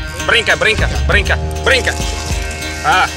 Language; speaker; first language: Spanish; non-native, learner; French